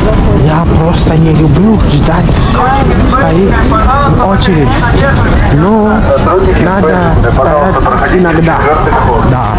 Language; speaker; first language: Russian; non-native, fluent; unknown